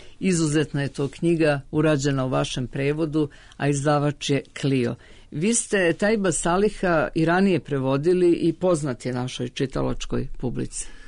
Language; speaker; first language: Serbian; native; Serbian